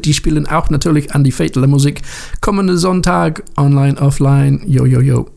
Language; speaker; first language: German; non-native, learner; English